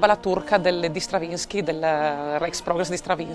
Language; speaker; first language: Italian; native; Italian